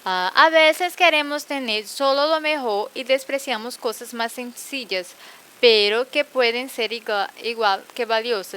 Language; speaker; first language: Spanish; non-native, fluent; Portuguese